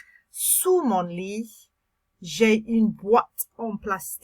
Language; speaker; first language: French; non-native, fluent; English